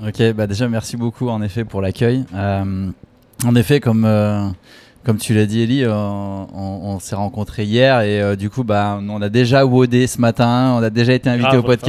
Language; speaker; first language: French; native; French